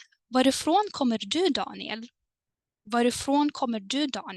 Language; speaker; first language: Swedish; non-native, fluent; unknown